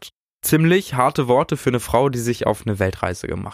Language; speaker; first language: German; native; German